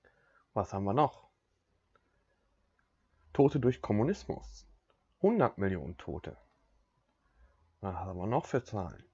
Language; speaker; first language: German; native; German